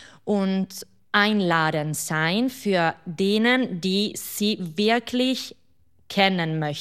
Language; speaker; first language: German; non-native, fluent; Italian